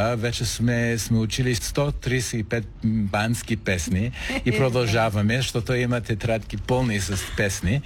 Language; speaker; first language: Bulgarian; non-native, fluent; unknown